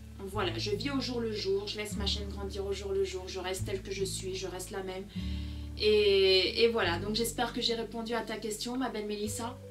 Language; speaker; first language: French; early bilingual, other home language; Portuguese